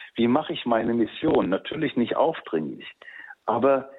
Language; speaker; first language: German; native; German